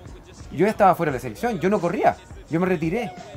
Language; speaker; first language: Spanish; native; Spanish